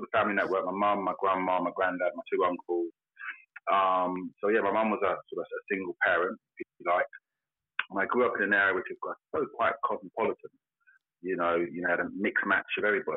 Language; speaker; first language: English; native; English